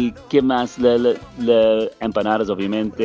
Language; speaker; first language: Spanish; non-native, learner; English